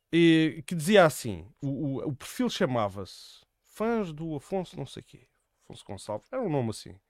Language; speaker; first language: Portuguese; native; Portuguese